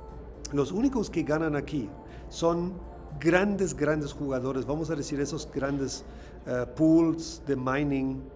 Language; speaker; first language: Spanish; non-native, fluent; German